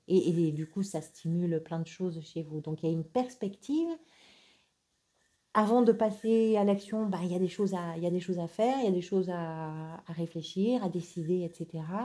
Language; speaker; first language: French; native; French